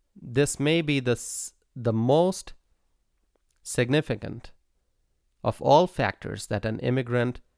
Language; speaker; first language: English; non-native, local second language; Bangla